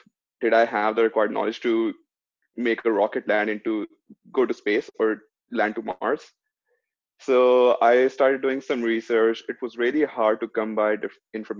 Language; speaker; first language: English; non-native, local second language; Urdu